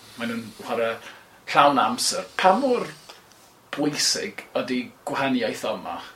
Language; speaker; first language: Welsh; native; Welsh